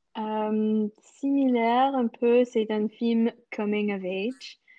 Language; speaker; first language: French; non-native, local second language; English